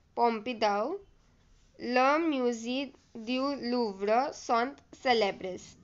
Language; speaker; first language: French; non-native, fluent; Hindi